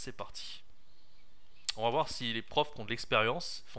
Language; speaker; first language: French; native; French